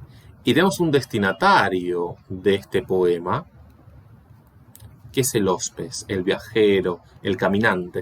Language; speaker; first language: Spanish; native; Spanish